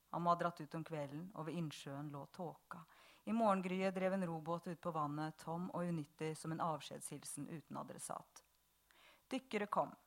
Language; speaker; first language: English; non-native, fluent; Bosnian